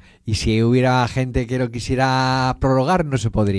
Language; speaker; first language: Spanish; native; Spanish